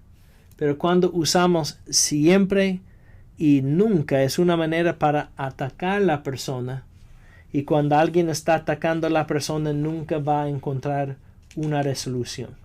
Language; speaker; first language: Spanish; non-native, fluent; English